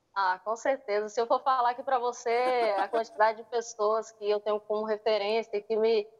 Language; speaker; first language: Portuguese; native; Portuguese